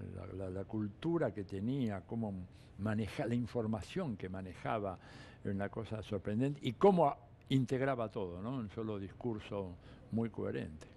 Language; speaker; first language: Spanish; early bilingual, other home language; Italian